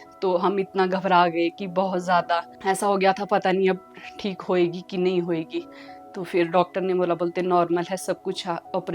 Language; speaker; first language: Hindi; native; Hindi